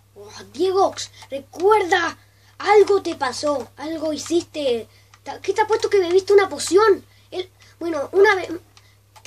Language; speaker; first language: Spanish; native; Spanish